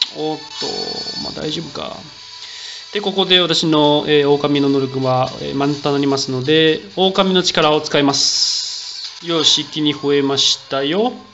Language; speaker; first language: Japanese; non-native, fluent; Chinese